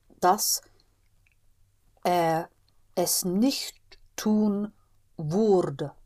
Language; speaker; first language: German; non-native, learner; English